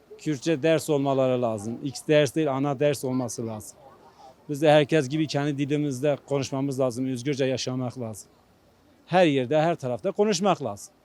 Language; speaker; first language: Turkish; non-native, local second language; Kurdish